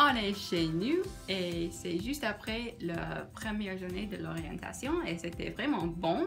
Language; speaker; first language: French; non-native, learner; English